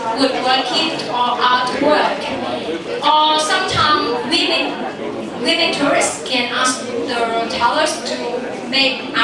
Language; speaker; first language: English; non-native, learner; Vietnamese